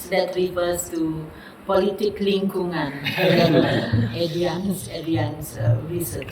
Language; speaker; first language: English; non-native, learner; Indonesian